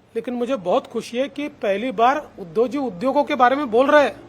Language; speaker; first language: Hindi; non-native, local second language; Marathi